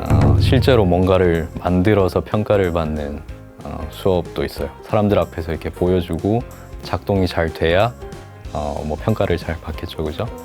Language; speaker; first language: Korean; native; Korean